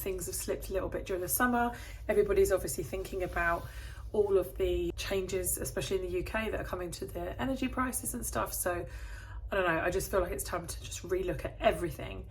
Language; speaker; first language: English; native; English